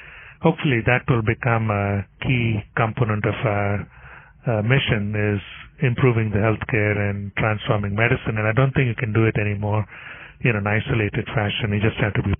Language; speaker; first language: English; non-native, local second language; Tamil